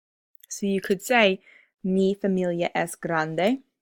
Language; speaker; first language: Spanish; non-native, fluent; English